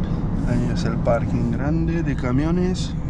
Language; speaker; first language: Spanish; non-native, local second language; Catalan